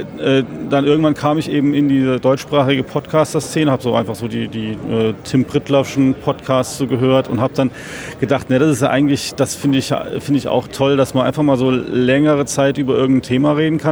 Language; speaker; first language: German; native; German